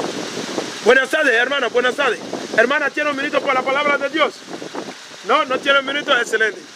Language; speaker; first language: Spanish; non-native, learner; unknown